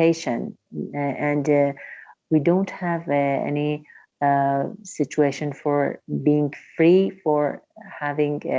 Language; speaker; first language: English; non-native, learner; Persian